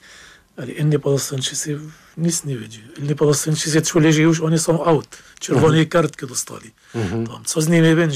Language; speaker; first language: Polish; non-native, fluent; Arabic